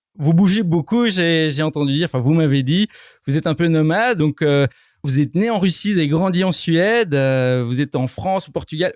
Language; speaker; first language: French; native; French